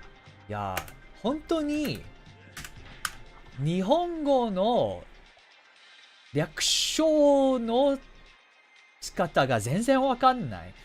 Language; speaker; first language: Japanese; non-native, learner; English